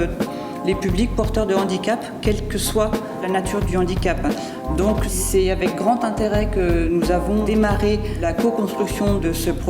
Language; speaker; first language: French; native; French